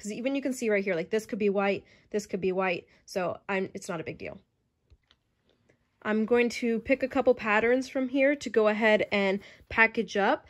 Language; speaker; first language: English; native; English